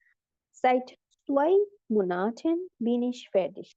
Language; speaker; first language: German; non-native, fluent; Bangla